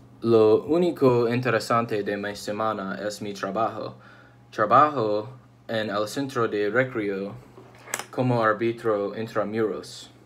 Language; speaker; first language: Spanish; non-native, learner; English